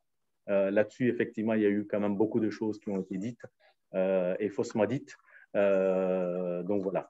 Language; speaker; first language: French; native; French